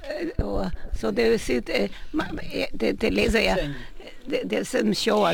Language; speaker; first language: Danish; non-native, fluent; Hebrew